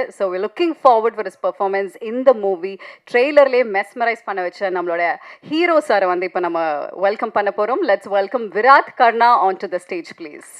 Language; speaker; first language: Tamil; native; Tamil